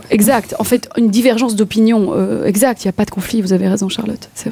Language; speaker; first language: French; native; French